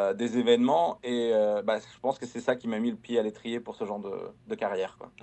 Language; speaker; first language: French; native; French